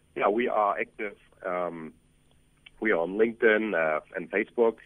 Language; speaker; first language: English; non-native, fluent; German